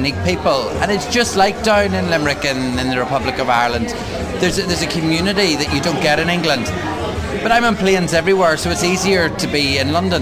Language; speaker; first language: English; native; English